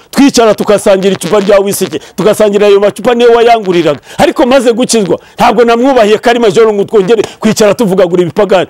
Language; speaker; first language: Kinyarwanda; early bilingual, heritage; Kinyarwanda